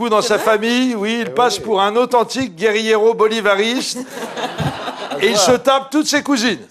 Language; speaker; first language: French; native; French